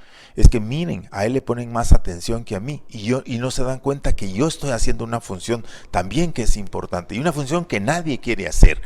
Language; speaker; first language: Spanish; native; Spanish